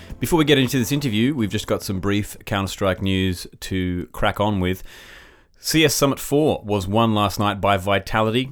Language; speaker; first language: English; native; English